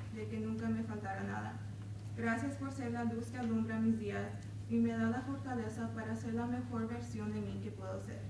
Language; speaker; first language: Spanish; early bilingual, other home language; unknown